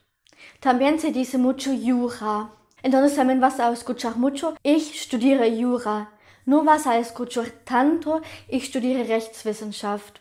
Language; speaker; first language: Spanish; non-native, fluent; German